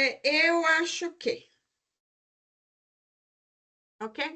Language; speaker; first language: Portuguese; non-native, fluent; Spanish